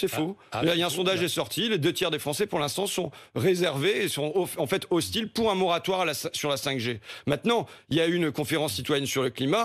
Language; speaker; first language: French; native; French